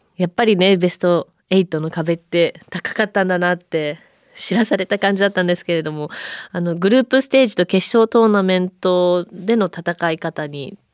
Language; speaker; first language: Japanese; native; Japanese